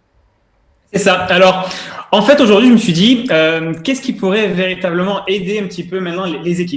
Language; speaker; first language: French; native; French